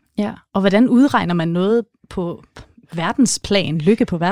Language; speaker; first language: Danish; native; Danish